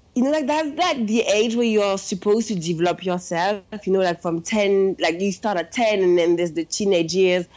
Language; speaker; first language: English; non-native, fluent; French